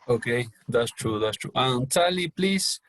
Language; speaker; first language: English; non-native, learner; Spanish